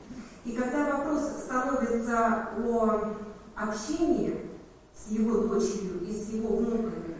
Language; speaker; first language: Russian; native; Russian